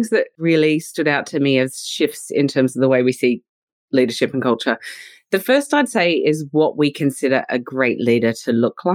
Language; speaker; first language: English; native; English